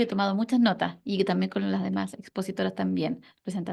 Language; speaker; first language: Spanish; native; Spanish